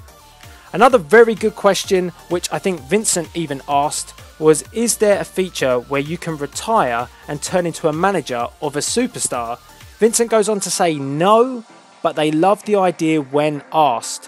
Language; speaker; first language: English; native; English